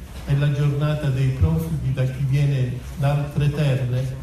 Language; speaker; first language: Italian; native; Italian